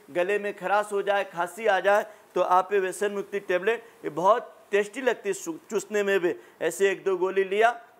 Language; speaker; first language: Hindi; native; Hindi